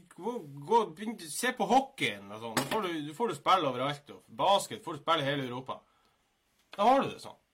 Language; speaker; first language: Norwegian; native; Norwegian